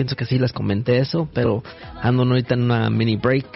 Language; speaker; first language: Spanish; early bilingual, heritage; Spanish